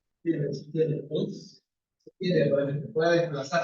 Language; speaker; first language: Spanish; native; Spanish